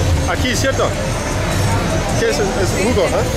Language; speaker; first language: Spanish; non-native, learner; English